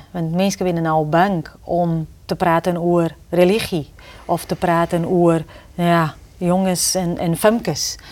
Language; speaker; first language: Dutch; non-native, fluent; Portuguese